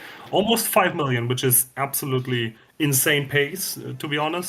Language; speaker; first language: English; native; English